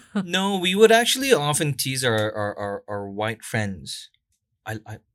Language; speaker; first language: English; non-native, local second language; Korean